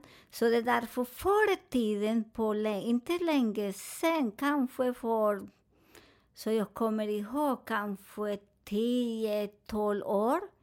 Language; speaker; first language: Swedish; non-native, fluent; Spanish